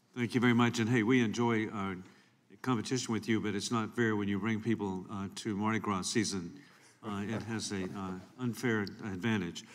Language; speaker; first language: English; native; English